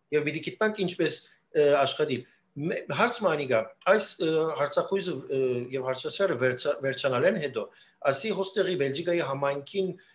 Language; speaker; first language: Armenian; early bilingual, heritage; Armenian